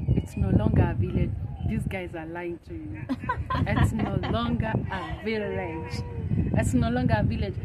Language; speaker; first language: English; non-native, local second language; Kalenjin